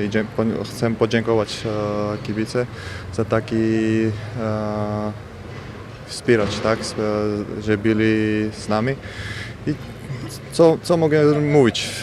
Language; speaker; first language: Polish; non-native, learner; Georgian